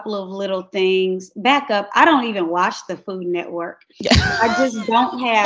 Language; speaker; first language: English; native; English